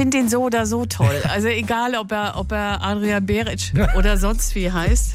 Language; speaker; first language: German; native; German